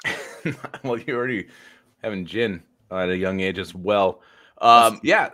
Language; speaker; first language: English; native; English